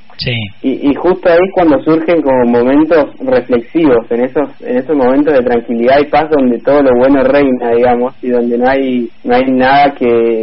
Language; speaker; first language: Spanish; native; Spanish